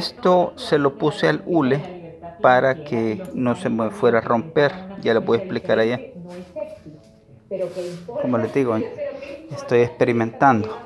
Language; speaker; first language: Spanish; native; Spanish